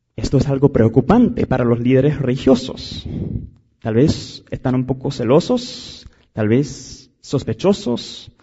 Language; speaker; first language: Spanish; non-native, fluent; English